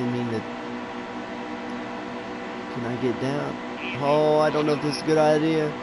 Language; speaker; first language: English; native; English